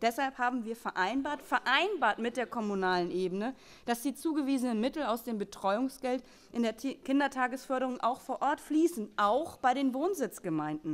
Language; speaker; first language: German; native; German